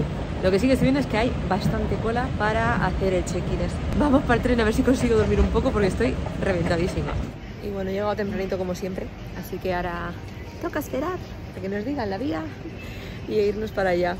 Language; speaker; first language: Spanish; native; Spanish